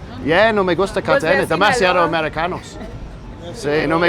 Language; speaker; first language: Spanish; non-native, learner; English